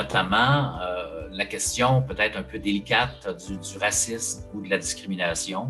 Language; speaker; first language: French; native; French